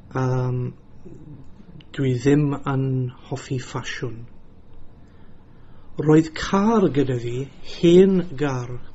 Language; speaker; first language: Welsh; non-native, learner; English